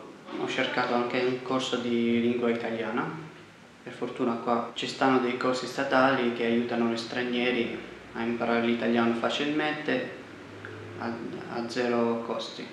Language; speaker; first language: Italian; non-native, fluent; Arabic